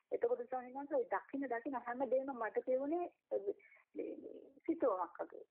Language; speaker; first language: Sinhala; non-native, local second language; Tamil